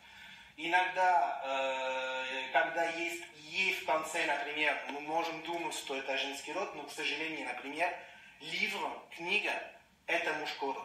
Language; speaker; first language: Russian; non-native, learner; French